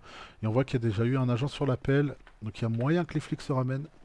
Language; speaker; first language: French; native; French